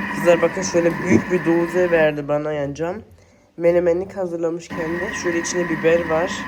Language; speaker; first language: Turkish; early bilingual, heritage; Turkish